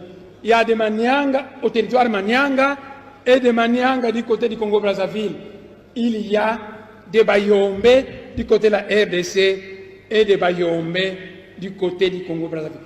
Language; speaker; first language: French; non-native, local second language; Kongo